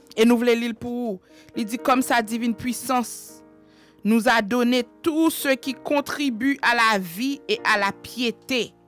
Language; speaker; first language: French; native; French